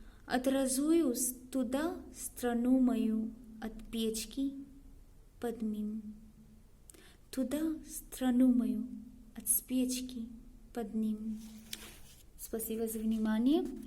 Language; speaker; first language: Russian; non-native, learner; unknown